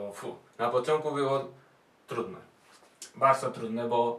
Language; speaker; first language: Polish; non-native, learner; Slovak